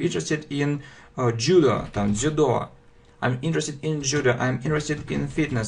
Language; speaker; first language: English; non-native, fluent; Russian